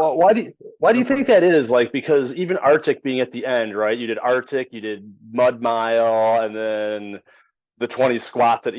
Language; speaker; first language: English; native; English